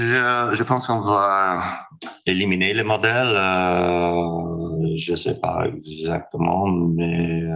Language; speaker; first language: French; non-native, fluent; English